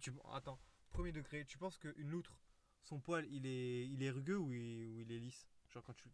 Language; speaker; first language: French; native; French